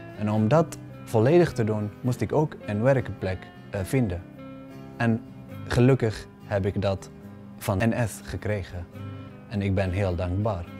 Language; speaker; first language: Dutch; non-native, fluent; Arabic